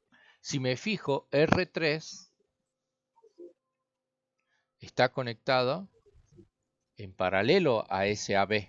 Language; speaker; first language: Spanish; native; Spanish